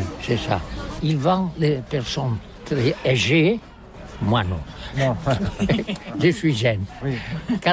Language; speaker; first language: French; non-native, learner; Catalan